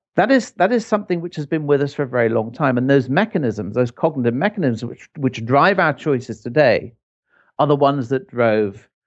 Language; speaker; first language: English; native; English